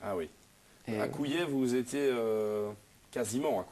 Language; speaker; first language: French; native; French